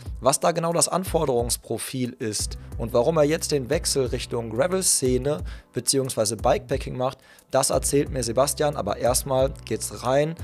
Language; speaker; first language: German; native; German